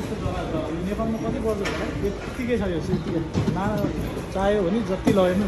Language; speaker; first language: Nepali; native; Nepali